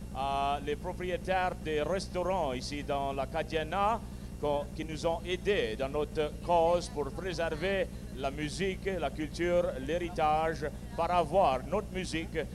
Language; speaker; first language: French; early bilingual, heritage; French